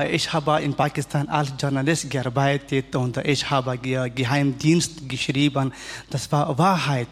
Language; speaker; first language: German; non-native, learner; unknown